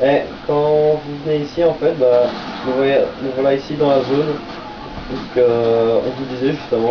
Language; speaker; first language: French; native; French